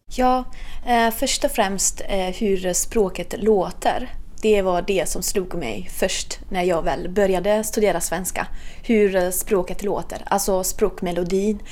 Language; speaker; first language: Swedish; non-native, fluent; Italian